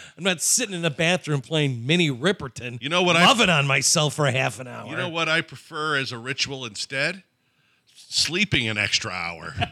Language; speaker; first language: English; native; English